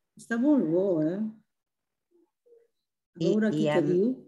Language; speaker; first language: Catalan; non-native, fluent; Spanish